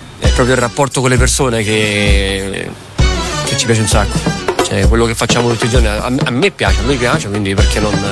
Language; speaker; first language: Italian; early bilingual, other home language; Arabic